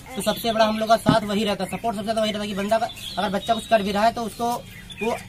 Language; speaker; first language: Hindi; native; Hindi